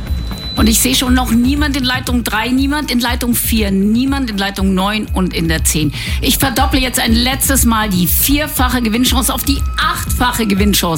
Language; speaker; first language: German; native; German